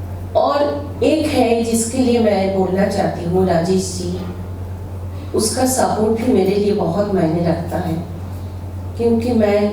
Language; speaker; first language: Hindi; non-native, local second language; Bangla